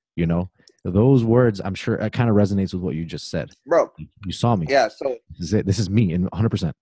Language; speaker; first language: English; native; English